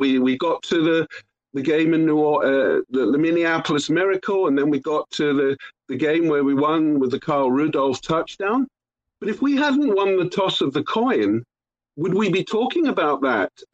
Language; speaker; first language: English; native; English